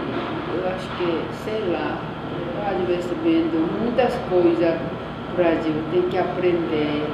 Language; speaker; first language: Portuguese; non-native, learner; Korean